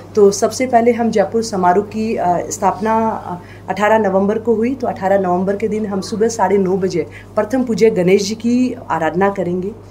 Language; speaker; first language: Hindi; native; Hindi